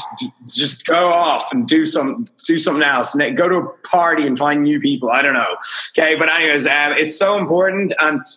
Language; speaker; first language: English; native; English